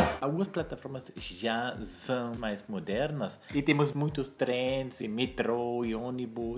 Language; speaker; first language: Portuguese; non-native, fluent; German